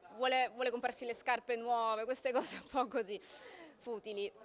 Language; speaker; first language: Italian; native; Italian